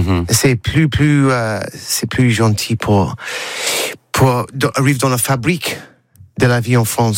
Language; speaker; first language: French; non-native, learner; English